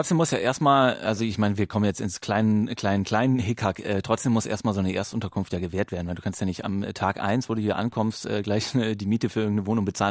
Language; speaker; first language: German; native; German